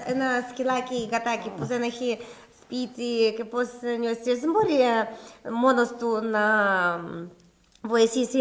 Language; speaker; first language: Greek; non-native, learner; Russian